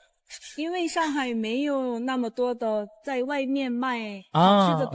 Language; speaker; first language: Chinese; non-native, learner; Korean